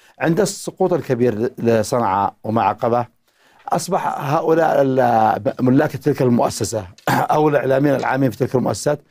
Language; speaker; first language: Arabic; native; Arabic